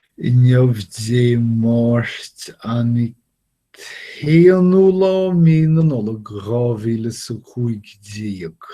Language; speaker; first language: Irish; non-native, fluent; English